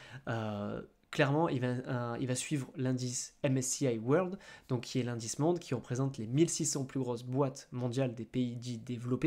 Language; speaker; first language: French; native; French